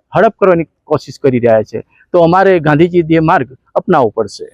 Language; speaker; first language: Gujarati; native; Gujarati